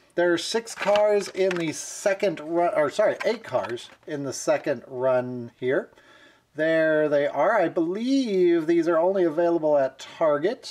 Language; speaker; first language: English; native; English